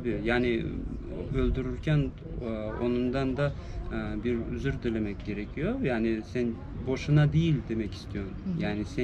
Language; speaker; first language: Turkish; non-native, fluent; Russian